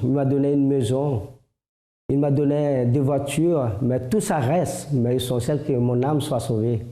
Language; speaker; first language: French; non-native, fluent; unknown